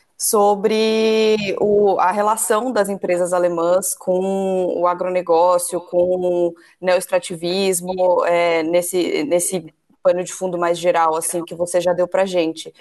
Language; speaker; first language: Portuguese; native; Portuguese